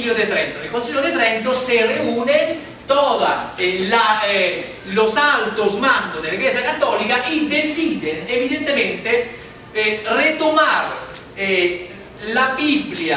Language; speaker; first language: Spanish; non-native, fluent; Italian